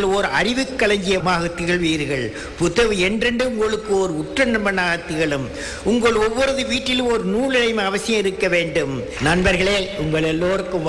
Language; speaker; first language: Tamil; native; Tamil